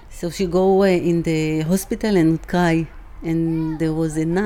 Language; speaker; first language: English; non-native, learner; Hebrew